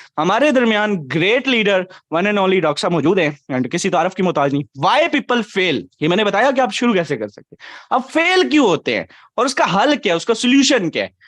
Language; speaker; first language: Urdu; non-native, local second language; Punjabi